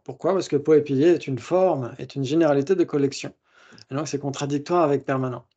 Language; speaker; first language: French; native; French